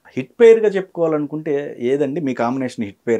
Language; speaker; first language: Telugu; native; Telugu